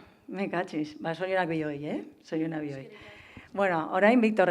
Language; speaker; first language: Basque; native; Basque